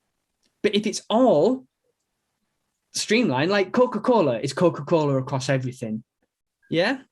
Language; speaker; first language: English; native; English